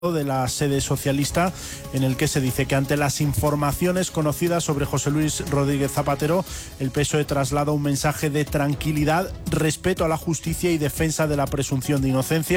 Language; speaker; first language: Spanish; native; Spanish